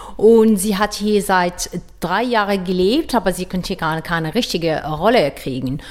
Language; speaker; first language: German; non-native, learner; Arabic